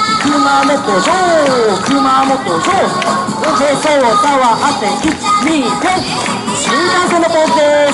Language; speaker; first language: Japanese; native; Japanese